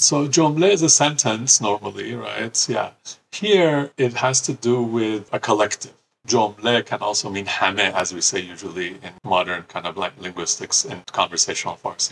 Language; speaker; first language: English; early bilingual, other home language; Persian